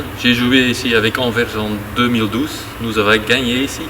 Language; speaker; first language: French; non-native, learner; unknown